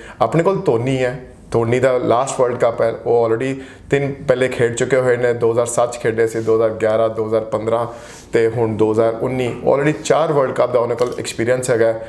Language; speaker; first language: Hindi; non-native, local second language; Punjabi